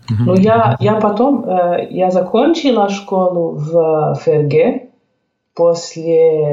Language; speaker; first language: Russian; non-native, fluent; German